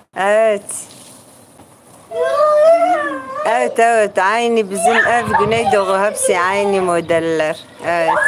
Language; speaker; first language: Turkish; non-native, local second language; Kurdish